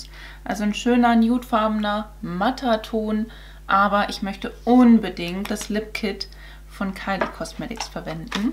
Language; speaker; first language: German; native; German